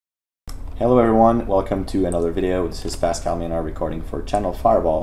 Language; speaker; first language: English; non-native, local second language; French